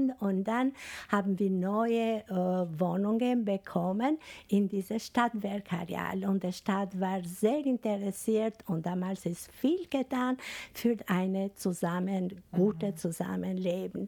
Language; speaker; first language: German; non-native, fluent; Albanian